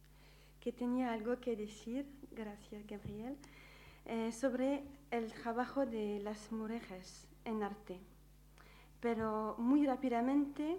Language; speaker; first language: Spanish; non-native, learner; French